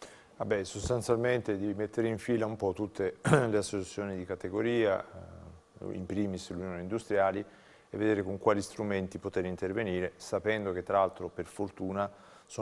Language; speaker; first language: Italian; native; Italian